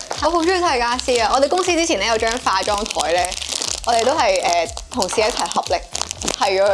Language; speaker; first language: Cantonese; native; Cantonese